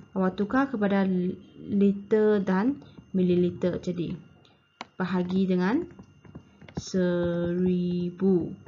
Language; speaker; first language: Malay; native; Malay